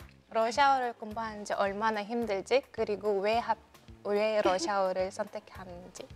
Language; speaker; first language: Korean; non-native, learner; Yakut